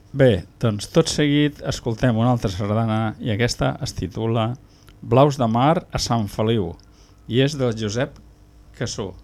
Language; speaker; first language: Catalan; native; Catalan